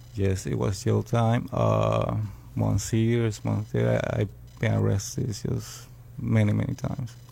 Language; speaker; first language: English; early bilingual, other home language; Spanish